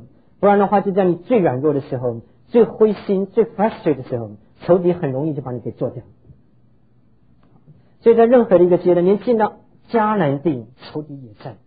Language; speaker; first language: Chinese; native; Chinese